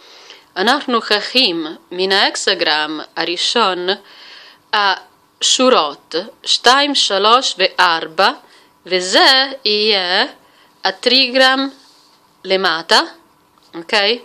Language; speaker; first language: Hebrew; non-native, fluent; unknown